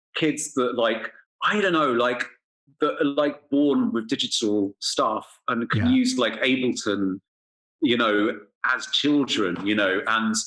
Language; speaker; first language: English; native; English